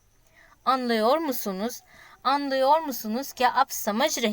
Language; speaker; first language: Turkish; non-native, learner; Urdu